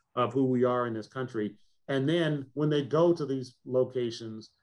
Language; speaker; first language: English; native; English